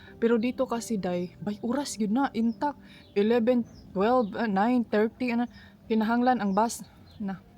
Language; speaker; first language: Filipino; non-native, local second language; Cebuano